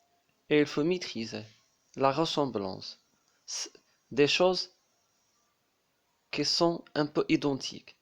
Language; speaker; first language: French; non-native, local second language; Arabic